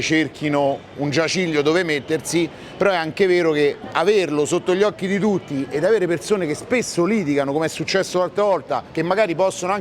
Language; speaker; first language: Italian; native; Italian